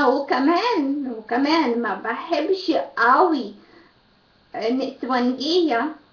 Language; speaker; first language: Arabic; non-native, learner; Ukrainian